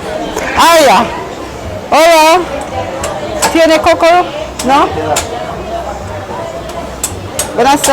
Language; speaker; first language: Spanish; non-native, learner; English